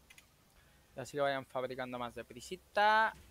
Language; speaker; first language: Spanish; native; Spanish